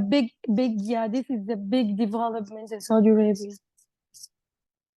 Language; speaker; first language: English; non-native, learner; Arabic